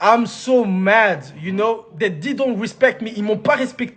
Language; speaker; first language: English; non-native, learner; French